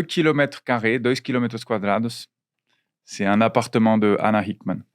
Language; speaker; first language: French; non-native, fluent; Portuguese